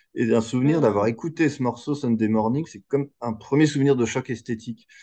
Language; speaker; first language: French; native; French